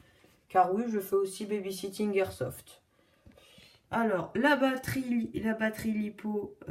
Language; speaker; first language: French; native; French